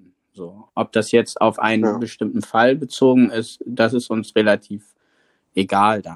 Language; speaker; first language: German; native; German